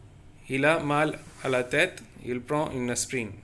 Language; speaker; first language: French; non-native, fluent; Tamil